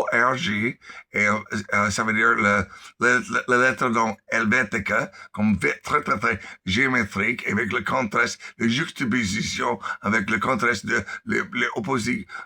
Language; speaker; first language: French; non-native, learner; English